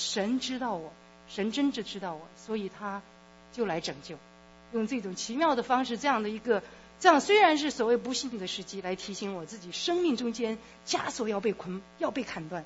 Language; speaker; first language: Chinese; native; Chinese